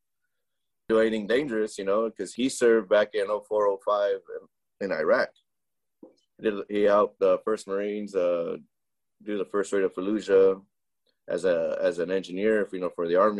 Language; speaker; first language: English; early bilingual, other home language; Spanish